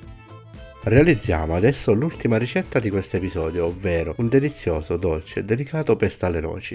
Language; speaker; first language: Italian; native; Italian